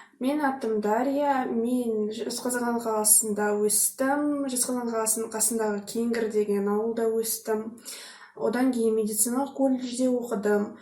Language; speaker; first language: Kazakh; non-native, local second language; Russian